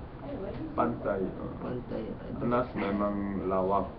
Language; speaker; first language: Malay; non-native, learner; Korean